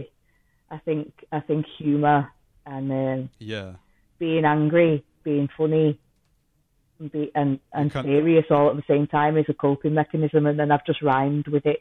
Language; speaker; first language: English; native; English